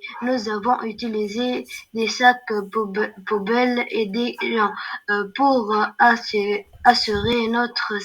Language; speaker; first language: French; non-native, learner; Arabic